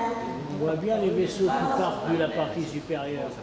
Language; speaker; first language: French; native; French